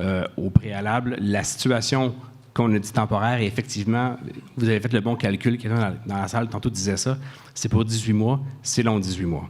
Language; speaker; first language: French; native; French